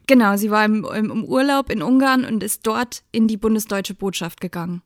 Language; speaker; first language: German; native; German